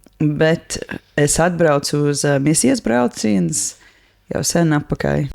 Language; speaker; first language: Latvian; non-native, learner; English